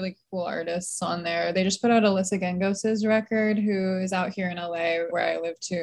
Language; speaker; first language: English; native; English